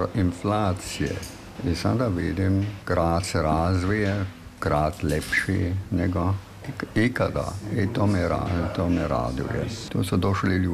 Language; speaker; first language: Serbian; non-native, fluent; German